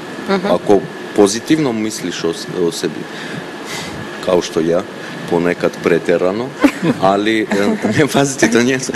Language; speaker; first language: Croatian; non-native, fluent; Armenian